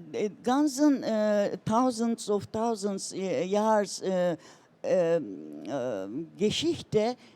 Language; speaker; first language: German; non-native, learner; Turkish